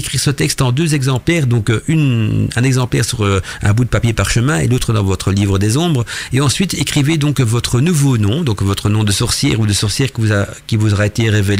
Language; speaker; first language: French; native; French